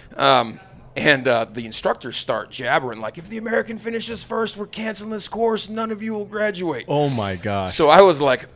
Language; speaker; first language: English; native; English